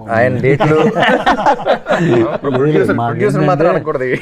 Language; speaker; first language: Telugu; native; Telugu